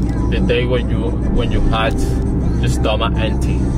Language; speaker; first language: English; non-native, learner; Spanish